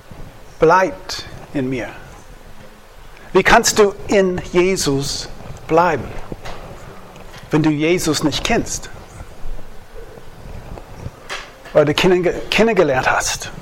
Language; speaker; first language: German; non-native, fluent; English